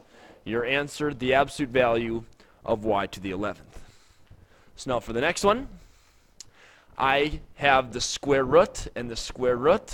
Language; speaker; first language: English; native; English